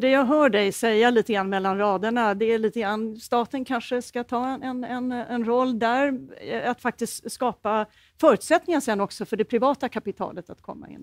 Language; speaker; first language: Swedish; native; Swedish